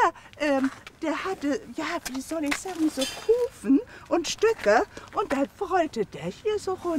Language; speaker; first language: German; native; German